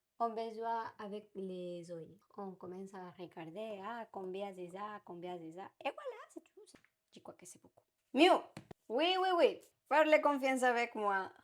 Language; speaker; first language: French; non-native, learner; Spanish